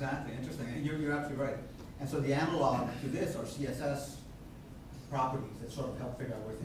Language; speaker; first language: English; non-native, fluent; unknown